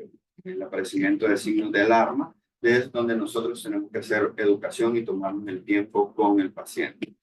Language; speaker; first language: Spanish; native; Spanish